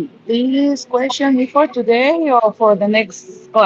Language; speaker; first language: English; non-native, learner; Spanish